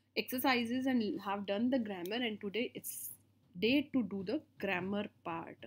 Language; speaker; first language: English; non-native, local second language; Hindi